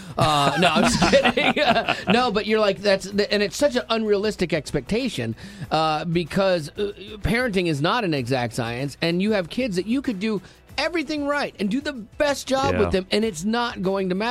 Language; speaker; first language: English; native; English